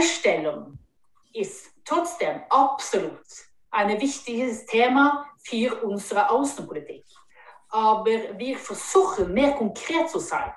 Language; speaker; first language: German; non-native, fluent; Norwegian